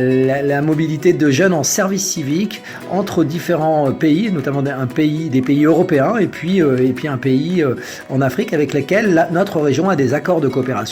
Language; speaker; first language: French; native; French